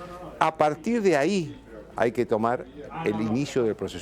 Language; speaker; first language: Spanish; native; Spanish